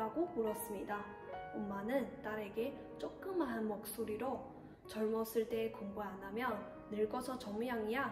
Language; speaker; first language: Korean; non-native, fluent; Chinese